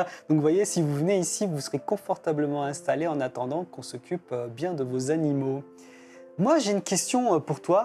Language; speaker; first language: French; native; French